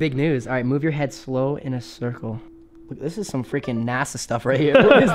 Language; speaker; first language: English; native; English